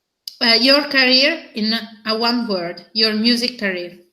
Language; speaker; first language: English; non-native, learner; Italian